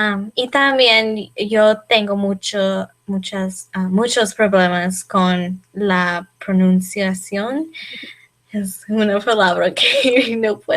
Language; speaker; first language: Spanish; non-native, learner; English